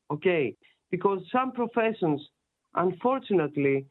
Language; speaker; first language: English; non-native, fluent; Greek